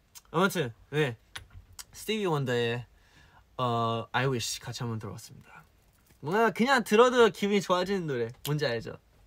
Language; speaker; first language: Korean; early bilingual, heritage; Korean